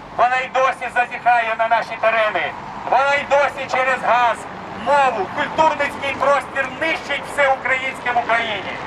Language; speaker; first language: Ukrainian; native; Ukrainian